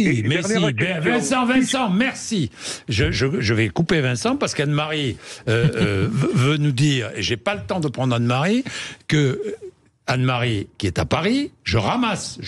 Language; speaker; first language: French; native; French